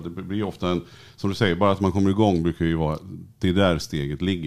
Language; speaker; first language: Swedish; native; Swedish